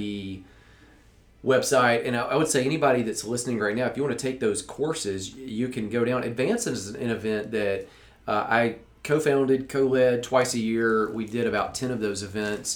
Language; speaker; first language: English; native; English